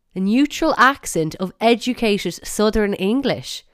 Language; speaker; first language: English; native; English